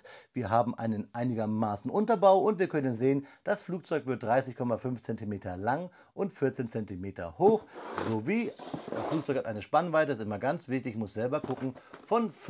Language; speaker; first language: German; native; German